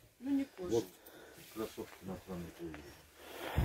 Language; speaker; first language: Russian; non-native, learner; Turkish